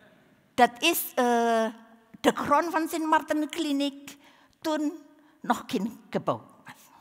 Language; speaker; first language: Dutch; non-native, learner; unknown